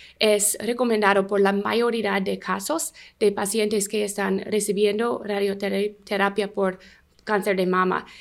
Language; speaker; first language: Spanish; non-native, learner; English